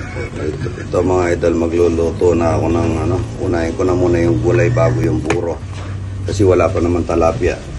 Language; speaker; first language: Filipino; non-native, local second language; Pampanga